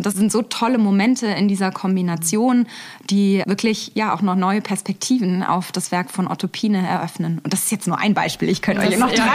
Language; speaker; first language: German; native; German